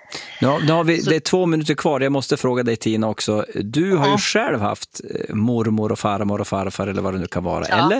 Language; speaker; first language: Swedish; native; Swedish